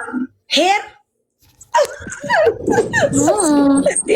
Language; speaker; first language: English; non-native, learner; Amharic